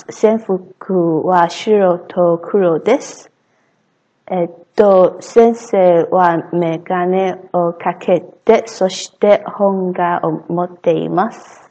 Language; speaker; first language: Japanese; non-native, learner; English